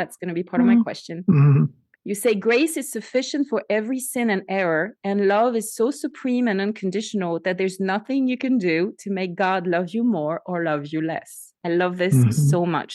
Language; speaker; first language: English; non-native, fluent; French